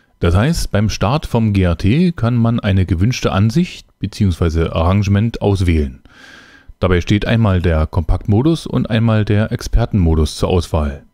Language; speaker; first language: German; native; German